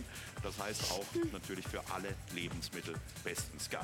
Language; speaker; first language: German; native; German